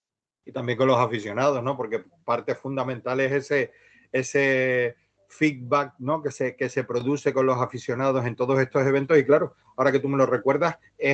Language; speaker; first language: Spanish; native; Spanish